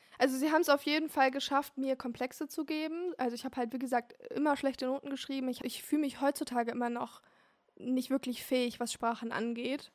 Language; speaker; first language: German; early bilingual, other home language; Turkish